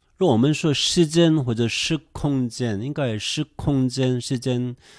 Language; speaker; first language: Chinese; non-native, fluent; Korean